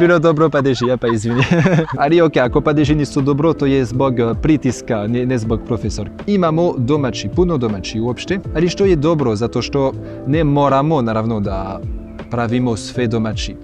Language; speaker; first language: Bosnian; non-native, learner; French